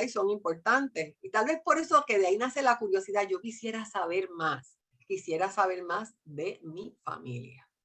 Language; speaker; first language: Spanish; native; Spanish